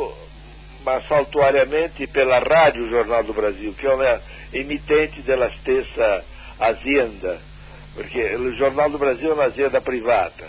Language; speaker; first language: Italian; non-native, fluent; Portuguese